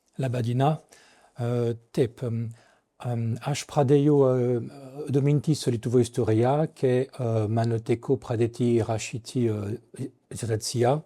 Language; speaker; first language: Lithuanian; non-native, fluent; French